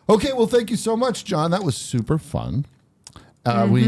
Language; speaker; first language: English; native; English